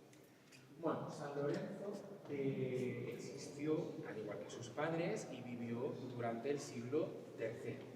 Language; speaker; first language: Spanish; native; Spanish